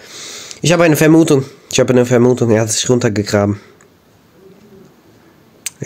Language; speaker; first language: German; native; German